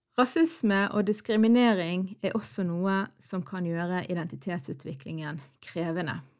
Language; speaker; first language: Norwegian; early bilingual, other home language; Arabic